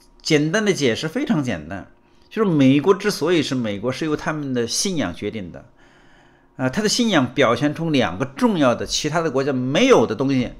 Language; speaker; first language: Chinese; native; Chinese